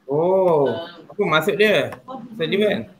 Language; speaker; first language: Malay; non-native, local second language; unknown